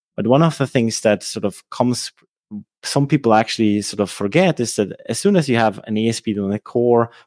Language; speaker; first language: English; non-native, fluent; Swiss German